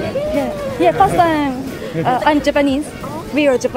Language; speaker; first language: English; non-native, learner; Japanese